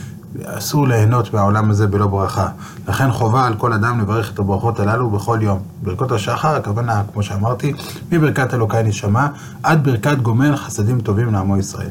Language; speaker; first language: Hebrew; native; Hebrew